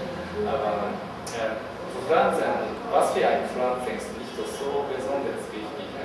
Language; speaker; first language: German; non-native, learner; Japanese